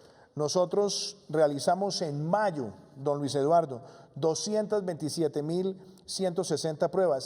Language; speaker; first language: Spanish; native; Spanish